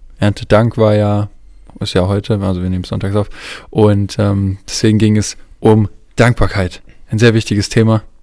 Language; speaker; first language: German; native; German